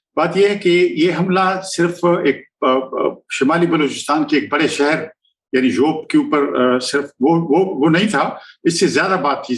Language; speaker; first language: Urdu; non-native, local second language; Pashto